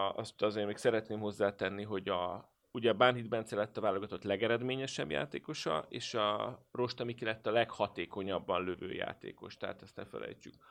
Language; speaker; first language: Hungarian; native; Hungarian